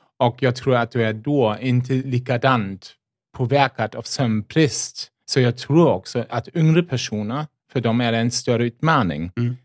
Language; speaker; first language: Swedish; non-native, fluent; German